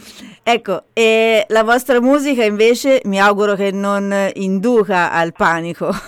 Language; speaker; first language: Italian; native; Italian